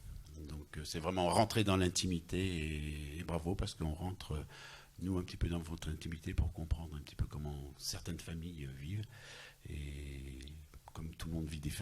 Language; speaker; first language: French; native; French